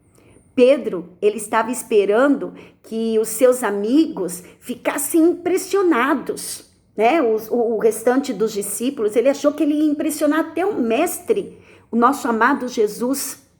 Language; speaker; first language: Portuguese; native; Portuguese